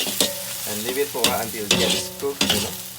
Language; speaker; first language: English; non-native, fluent; Indonesian